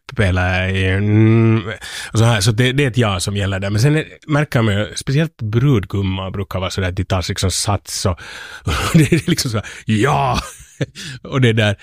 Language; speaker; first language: Swedish; native; Swedish